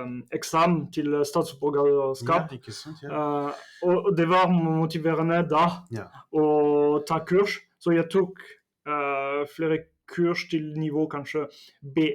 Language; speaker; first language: Norwegian; non-native, fluent; French